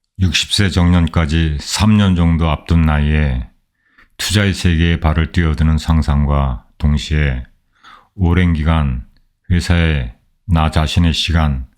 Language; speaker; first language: Korean; native; Korean